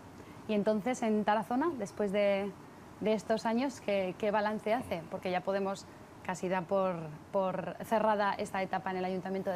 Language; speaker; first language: Spanish; native; Spanish